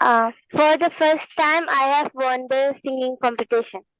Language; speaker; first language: English; non-native, learner; Tamil